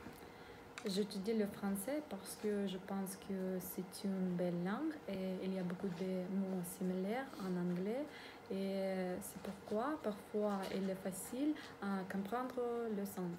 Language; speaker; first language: French; non-native, learner; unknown